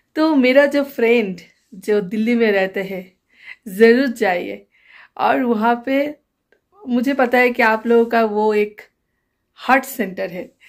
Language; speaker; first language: Hindi; non-native, local second language; Bangla